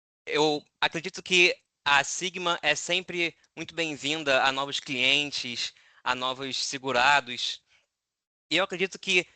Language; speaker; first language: Portuguese; native; Portuguese